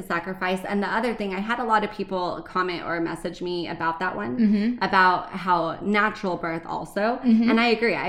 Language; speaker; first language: English; native; English